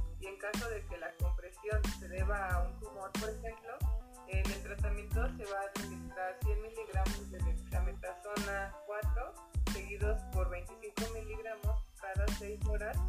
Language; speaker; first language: Spanish; native; Spanish